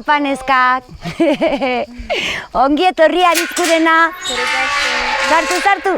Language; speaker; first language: Basque; non-native, local second language; Spanish